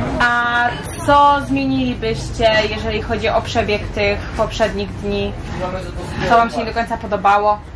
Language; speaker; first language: Polish; native; Polish